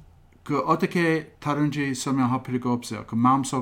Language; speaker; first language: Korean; non-native, fluent; English